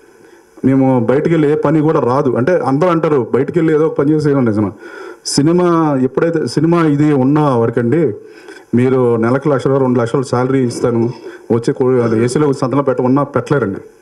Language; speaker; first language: Telugu; native; Telugu